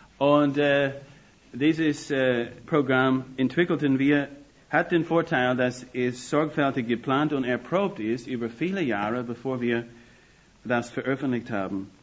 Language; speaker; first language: German; non-native, fluent; English